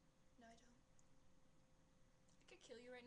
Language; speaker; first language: English; native; English